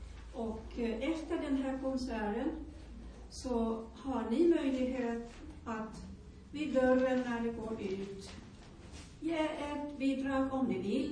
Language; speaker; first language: Swedish; non-native, local second language; Finnish